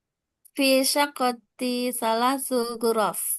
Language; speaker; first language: Arabic; non-native, learner; Indonesian